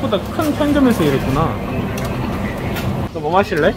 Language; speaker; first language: Korean; native; Korean